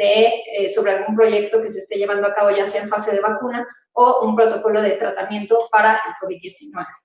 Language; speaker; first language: Spanish; native; Spanish